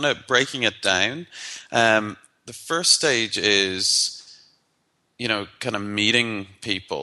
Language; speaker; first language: English; native; English